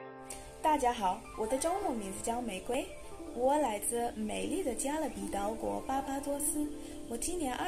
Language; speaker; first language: Chinese; non-native, learner; English